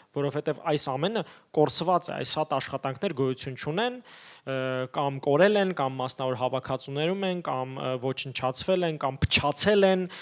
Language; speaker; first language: Armenian; native; Armenian